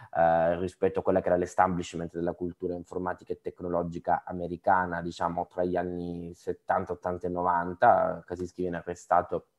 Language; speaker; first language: Italian; native; Italian